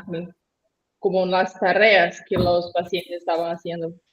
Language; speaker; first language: Spanish; non-native, learner; Portuguese